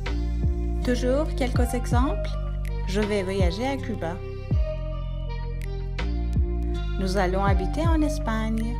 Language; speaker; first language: French; non-native, fluent; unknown